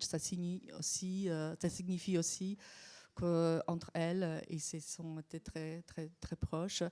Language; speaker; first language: French; non-native, fluent; Polish